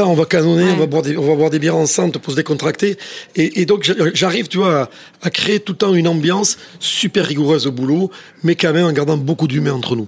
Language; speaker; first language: French; native; French